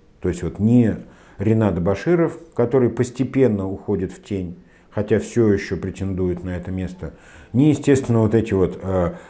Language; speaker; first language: Russian; native; Russian